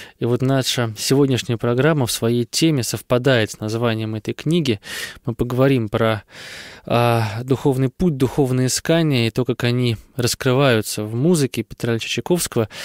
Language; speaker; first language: Russian; native; Russian